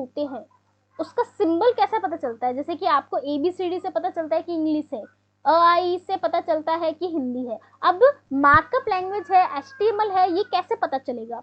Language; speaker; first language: Hindi; native; Hindi